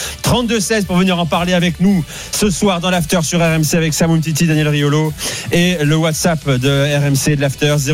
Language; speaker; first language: French; native; French